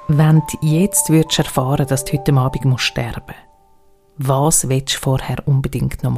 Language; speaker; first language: German; native; German